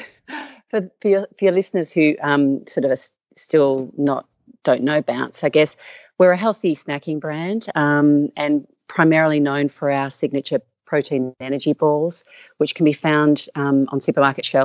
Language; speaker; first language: English; native; English